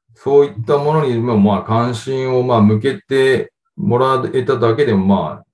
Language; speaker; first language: Japanese; native; Japanese